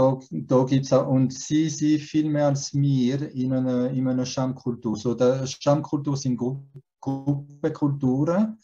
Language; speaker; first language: German; early bilingual, heritage; German